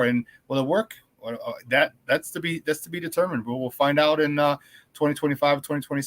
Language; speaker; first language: English; native; English